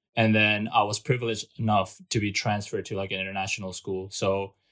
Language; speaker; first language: English; non-native, fluent; Burmese